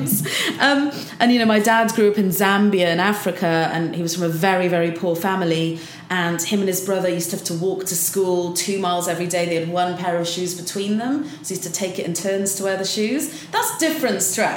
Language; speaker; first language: English; native; English